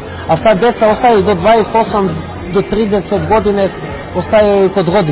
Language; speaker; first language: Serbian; early bilingual, heritage; Serbian